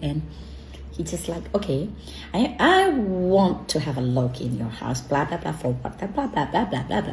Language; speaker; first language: English; non-native, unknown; Burmese